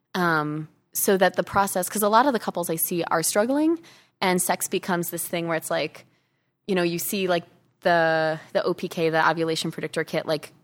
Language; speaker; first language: English; native; English